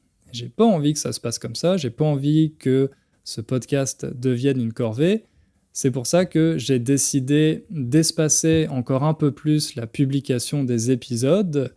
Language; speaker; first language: French; native; French